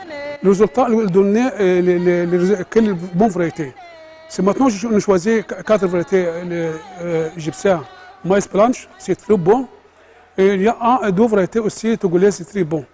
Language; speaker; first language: French; non-native, learner; Arabic